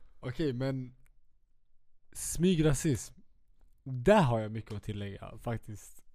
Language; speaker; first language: Swedish; early bilingual, other home language; Kurdish